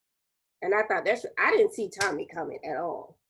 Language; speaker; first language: English; native; English